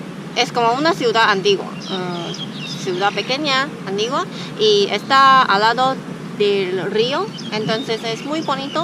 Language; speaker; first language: Spanish; non-native, learner; Chinese